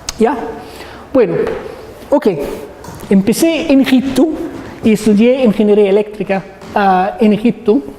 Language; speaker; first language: Spanish; non-native, learner; Arabic